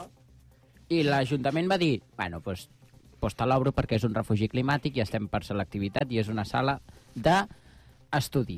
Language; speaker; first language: Catalan; native; Catalan